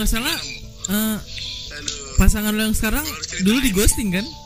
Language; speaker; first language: Indonesian; native; Indonesian